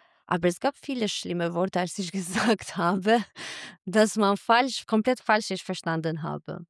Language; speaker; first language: German; non-native, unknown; Albanian